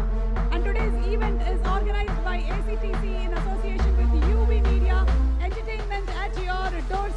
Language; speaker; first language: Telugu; native; Telugu